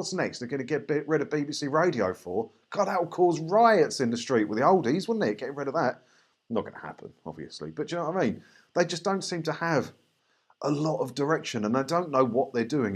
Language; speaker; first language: English; native; English